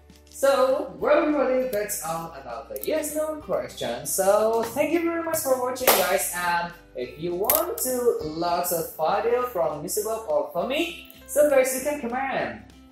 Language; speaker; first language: English; non-native, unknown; Javanese